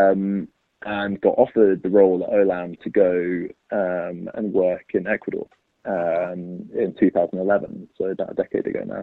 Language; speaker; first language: English; native; English